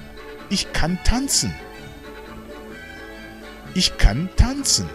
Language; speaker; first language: German; non-native, fluent; Rundi